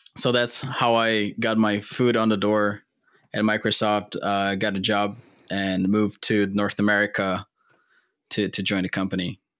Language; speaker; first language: English; non-native, fluent; Portuguese